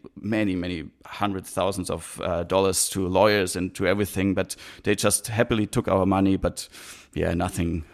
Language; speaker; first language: English; non-native, fluent; German